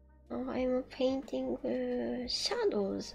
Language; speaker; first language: English; non-native, learner; Japanese